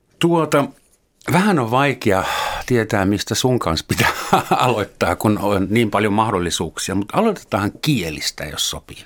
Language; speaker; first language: Finnish; non-native, fluent; German